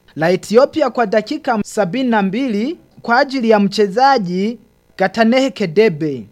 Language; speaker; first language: Swahili; non-native, local second language; Rundi